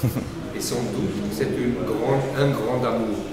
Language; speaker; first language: French; non-native, learner; German